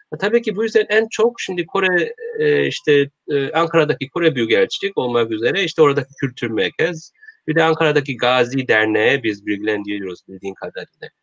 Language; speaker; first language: Turkish; non-native, learner; Korean